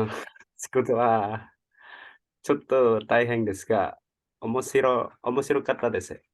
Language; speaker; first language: Japanese; non-native, learner; Indonesian